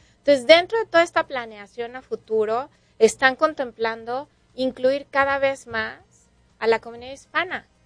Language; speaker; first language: Spanish; native; Spanish